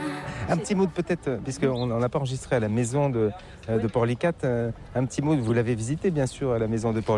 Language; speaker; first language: French; native; French